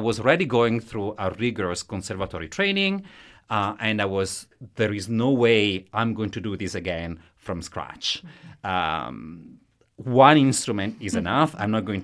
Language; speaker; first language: English; non-native, fluent; Italian